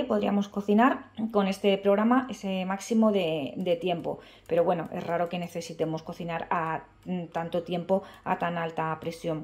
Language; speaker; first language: Spanish; native; Spanish